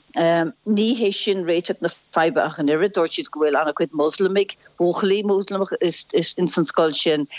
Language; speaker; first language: Irish; non-native, local second language; English